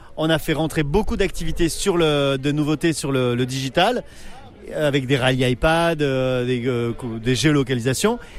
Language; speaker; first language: French; native; French